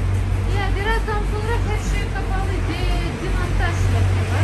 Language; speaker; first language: Turkish; non-native, learner; Russian